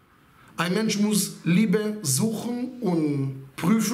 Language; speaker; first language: German; non-native, fluent; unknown